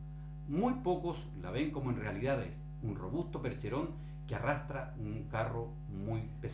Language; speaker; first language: Spanish; native; Spanish